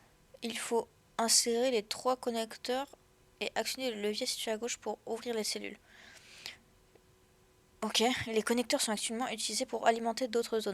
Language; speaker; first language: French; native; French